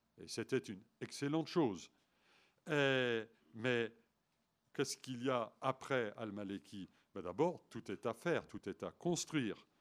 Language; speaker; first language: French; native; French